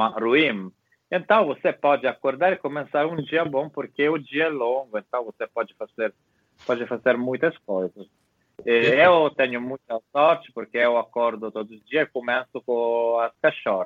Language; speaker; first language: Portuguese; non-native, fluent; Italian